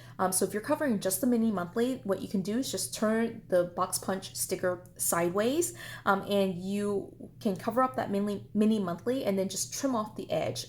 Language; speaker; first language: English; native; English